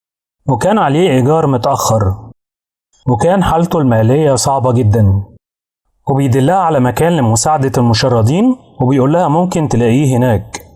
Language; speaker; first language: Arabic; native; Arabic